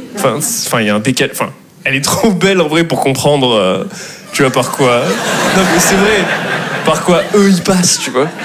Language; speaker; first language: French; native; French